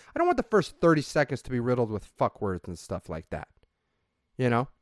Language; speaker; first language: English; native; English